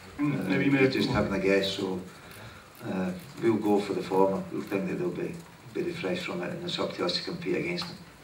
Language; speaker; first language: English; native; English